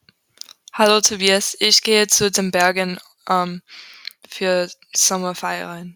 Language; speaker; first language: German; non-native, learner; English